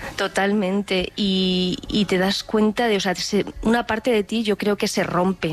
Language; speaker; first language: Spanish; native; Spanish